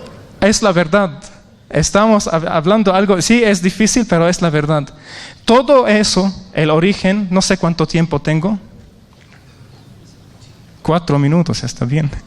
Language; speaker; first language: Spanish; non-native, fluent; Arabic